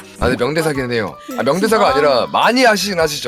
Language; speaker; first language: Korean; native; Korean